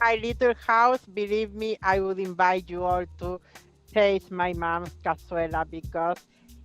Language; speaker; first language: English; non-native, fluent; Spanish